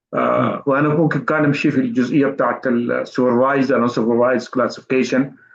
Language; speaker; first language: Arabic; native; Arabic